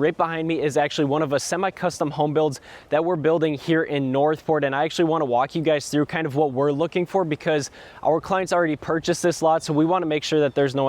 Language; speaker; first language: English; native; English